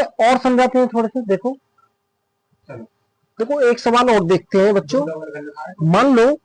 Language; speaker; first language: Hindi; native; Hindi